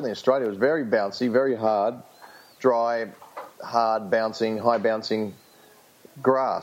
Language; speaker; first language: English; native; English